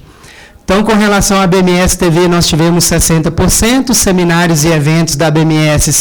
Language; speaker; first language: Portuguese; native; Portuguese